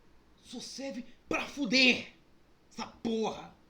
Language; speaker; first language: Portuguese; native; Portuguese